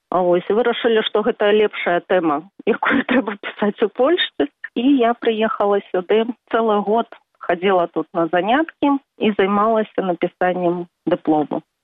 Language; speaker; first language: Belarusian; native; Belarusian